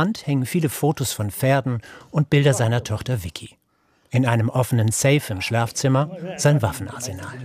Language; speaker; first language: German; native; German